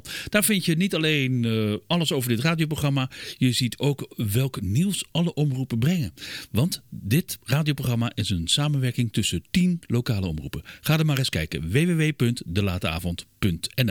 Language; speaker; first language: Dutch; native; Dutch